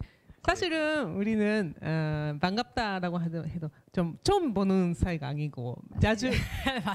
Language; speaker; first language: Korean; non-native, fluent; Japanese